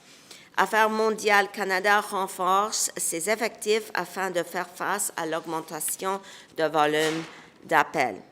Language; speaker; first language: French; non-native, local second language; English